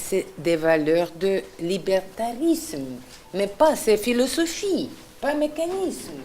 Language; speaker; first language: French; non-native, fluent; Russian